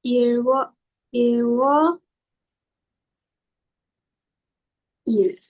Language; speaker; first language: Korean; non-native, learner; Indonesian